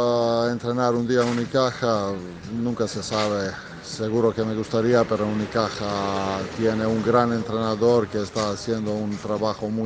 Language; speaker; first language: Spanish; non-native, learner; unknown